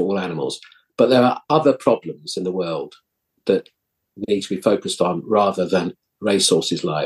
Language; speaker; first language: English; native; English